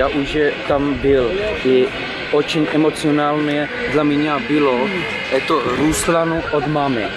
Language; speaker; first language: Russian; non-native, learner; Czech